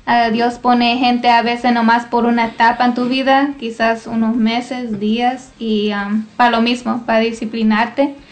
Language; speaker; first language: Spanish; early bilingual, heritage; Spanish